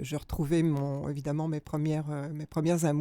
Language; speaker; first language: French; native; French